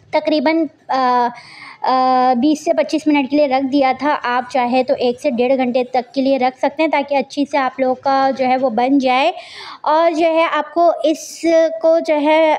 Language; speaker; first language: Hindi; native; Hindi